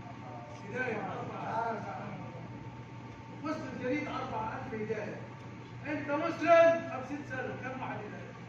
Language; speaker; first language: Arabic; non-native, learner; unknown